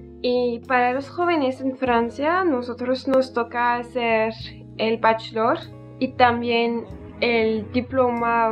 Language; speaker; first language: Spanish; non-native, learner; French